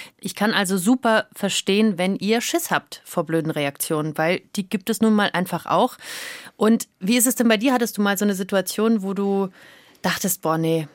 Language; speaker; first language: German; native; German